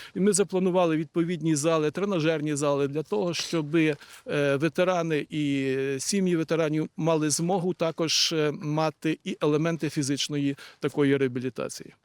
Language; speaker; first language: Ukrainian; native; Ukrainian